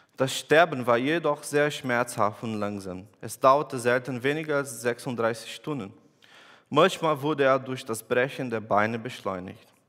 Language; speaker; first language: German; non-native, fluent; Portuguese